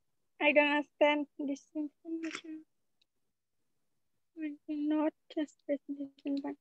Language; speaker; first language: English; non-native, learner; Khmer